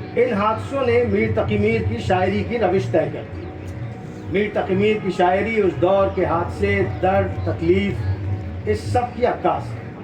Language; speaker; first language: Urdu; native; Urdu